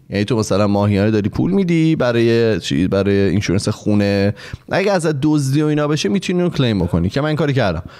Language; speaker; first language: Persian; native; Persian